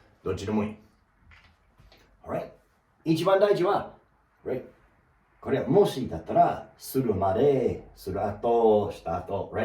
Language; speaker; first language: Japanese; non-native, learner; English